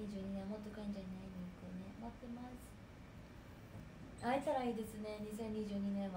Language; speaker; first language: Japanese; native; Japanese